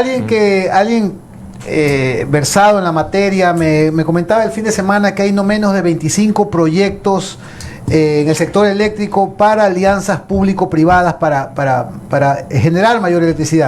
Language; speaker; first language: Spanish; native; Spanish